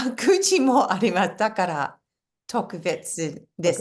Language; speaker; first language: Japanese; non-native, fluent; English